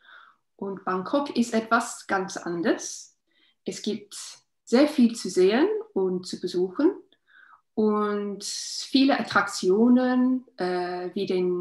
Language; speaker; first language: German; non-native, learner; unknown